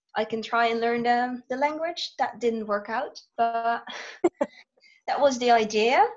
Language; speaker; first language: English; non-native, fluent; Dutch